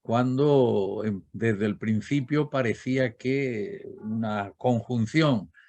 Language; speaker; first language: Spanish; native; Spanish